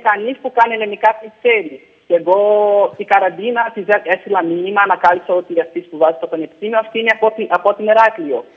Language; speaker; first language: Greek; non-native, fluent; Portuguese